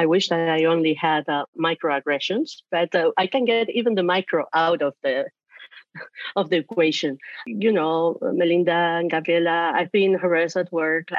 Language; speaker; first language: English; non-native, fluent; Spanish